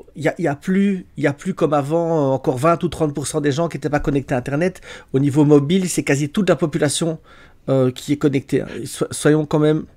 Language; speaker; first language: French; native; French